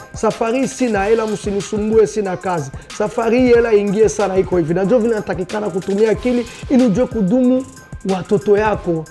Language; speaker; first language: Swahili; non-native, local second language; French